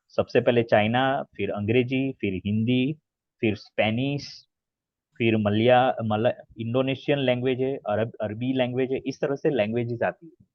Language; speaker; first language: Hindi; native; Hindi